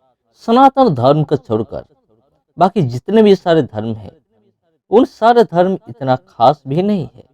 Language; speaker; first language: Hindi; non-native, local second language; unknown